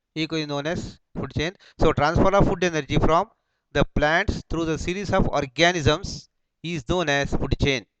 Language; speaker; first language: English; non-native, local second language; Kannada